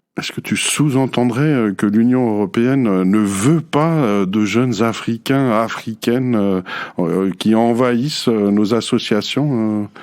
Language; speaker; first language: French; native; French